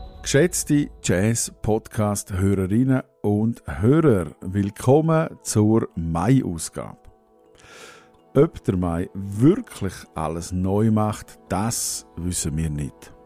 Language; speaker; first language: German; native; German